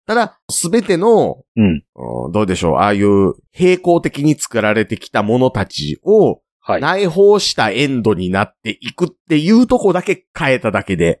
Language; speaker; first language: Japanese; native; Japanese